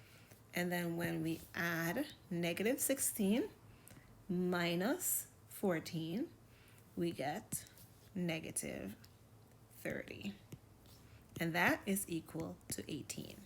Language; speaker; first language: English; native; English